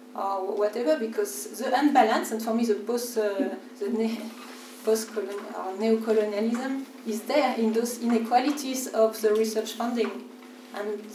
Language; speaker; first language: English; non-native, fluent; French